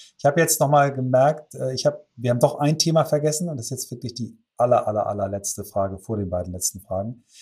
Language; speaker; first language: German; native; German